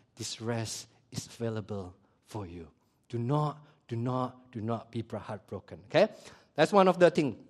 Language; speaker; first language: English; early bilingual, other home language; Indonesian